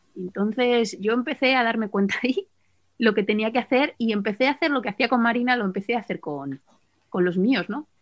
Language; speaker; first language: Spanish; native; Spanish